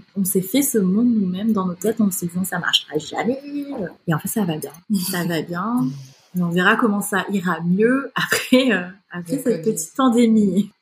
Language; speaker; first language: French; native; French